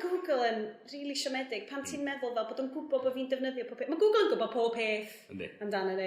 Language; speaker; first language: Welsh; native; Welsh